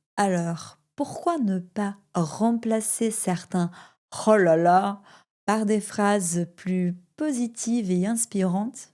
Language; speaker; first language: French; non-native, fluent; Portuguese